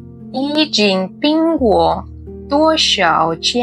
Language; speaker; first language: Chinese; non-native, learner; Russian